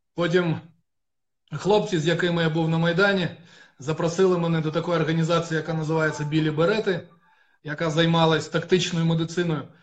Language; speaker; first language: Ukrainian; non-native, local second language; Russian